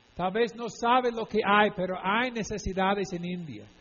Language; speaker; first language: Spanish; non-native, fluent; English